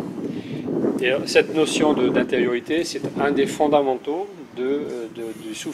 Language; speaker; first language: French; native; French